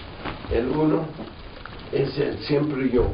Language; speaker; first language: Spanish; non-native, fluent; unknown